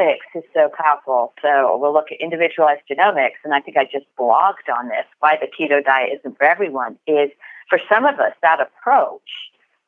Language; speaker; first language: English; native; English